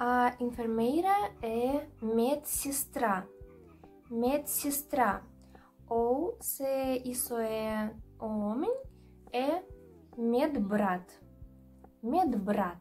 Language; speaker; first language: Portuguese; non-native, fluent; Russian